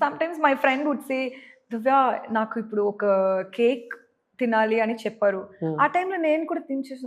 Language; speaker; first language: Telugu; non-native, local second language; Tamil